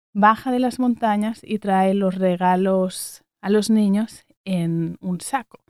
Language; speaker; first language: Spanish; native; Spanish